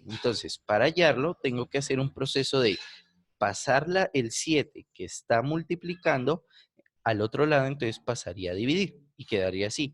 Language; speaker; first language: Spanish; native; Spanish